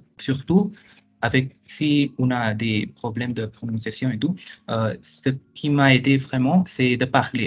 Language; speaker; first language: French; non-native, fluent; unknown